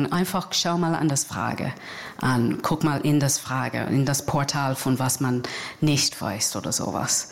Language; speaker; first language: German; non-native, fluent; English